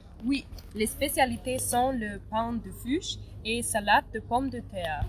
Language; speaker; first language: French; non-native, learner; German